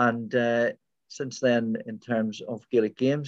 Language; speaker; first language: English; native; English